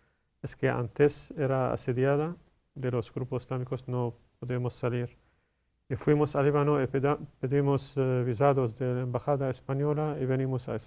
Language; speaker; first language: Spanish; non-native, learner; Arabic